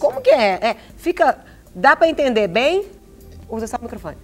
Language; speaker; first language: Portuguese; native; Portuguese